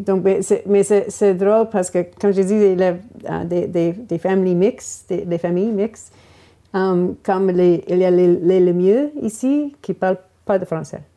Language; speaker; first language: French; non-native, local second language; English